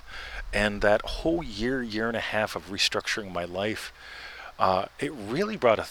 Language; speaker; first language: English; native; English